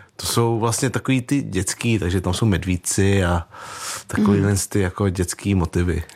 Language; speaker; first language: Czech; early bilingual, other home language; Vietnamese